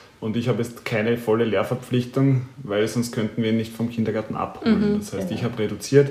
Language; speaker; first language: German; native; German